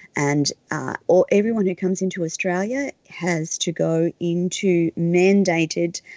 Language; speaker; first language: English; native; English